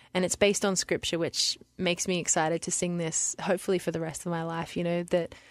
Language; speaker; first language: English; native; English